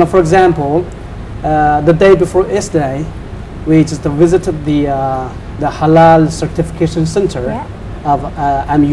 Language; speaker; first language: English; non-native, fluent; Chinese